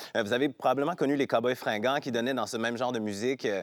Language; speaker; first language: French; native; French